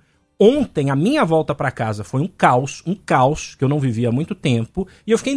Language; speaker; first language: Portuguese; native; Portuguese